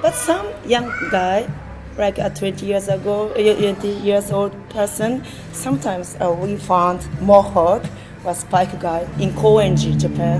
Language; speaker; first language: English; non-native, learner; Japanese